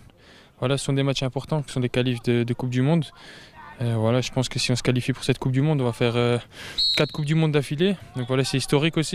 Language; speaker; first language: French; native; French